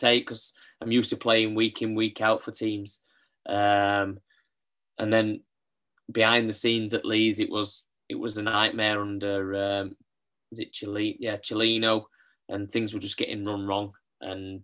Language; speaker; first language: English; native; English